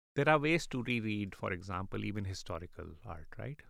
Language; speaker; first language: English; non-native, local second language; Urdu